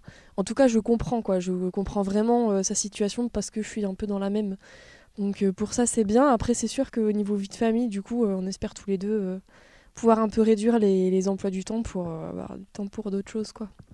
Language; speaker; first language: French; native; French